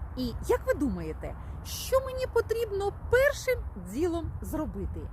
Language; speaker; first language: Ukrainian; native; Ukrainian